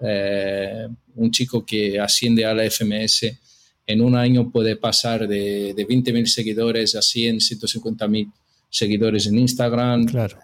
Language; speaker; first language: Spanish; non-native, fluent; Portuguese